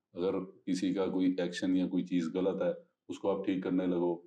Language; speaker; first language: Hindi; native; Hindi